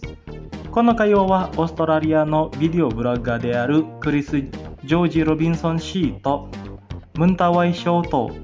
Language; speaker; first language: Japanese; non-native, fluent; Indonesian